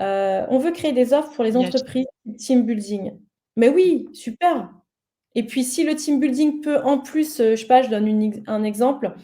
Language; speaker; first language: French; native; French